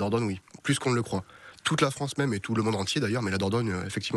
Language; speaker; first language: French; native; French